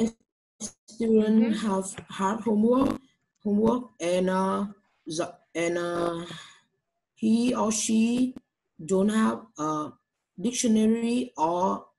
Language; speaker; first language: English; non-native, learner; Vietnamese